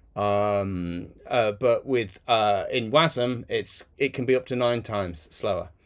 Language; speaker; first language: English; native; English